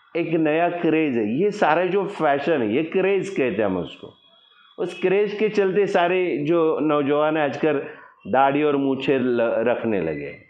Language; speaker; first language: Hindi; non-native, local second language; Marathi